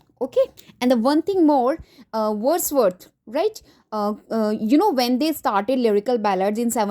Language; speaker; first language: English; non-native, local second language; Hindi